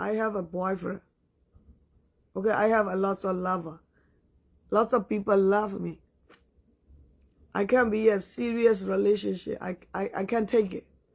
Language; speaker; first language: English; non-native, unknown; Burmese